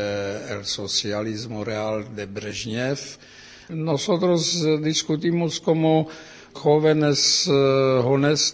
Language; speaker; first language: Spanish; non-native, learner; Czech